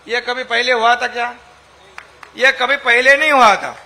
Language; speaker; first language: Hindi; non-native, local second language; Marathi